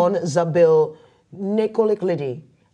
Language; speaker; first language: Czech; non-native, fluent; English